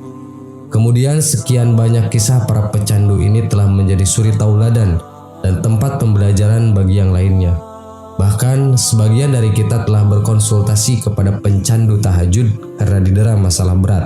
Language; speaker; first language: Indonesian; native; Indonesian